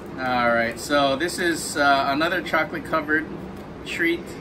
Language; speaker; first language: English; native; English